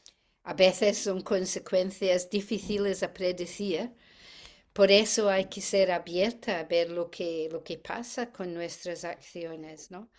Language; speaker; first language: Spanish; non-native, fluent; English